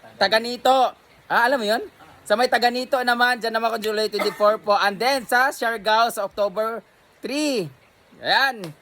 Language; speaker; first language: Filipino; non-native, local second language; Cebuano